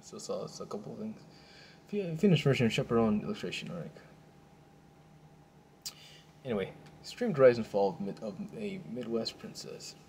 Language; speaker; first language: English; native; English